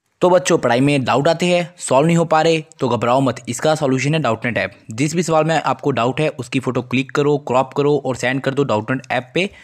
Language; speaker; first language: Hindi; native; Hindi